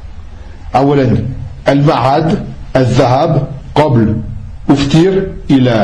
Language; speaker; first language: Arabic; non-native, fluent; French